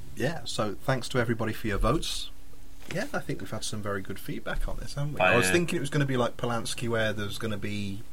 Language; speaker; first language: English; native; English